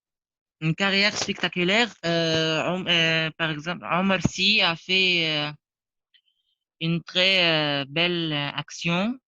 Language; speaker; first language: French; non-native, learner; Arabic